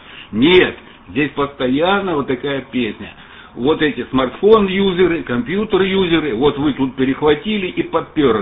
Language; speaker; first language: Russian; native; Russian